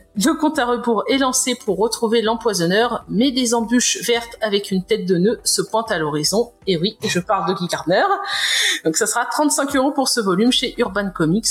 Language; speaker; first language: French; native; French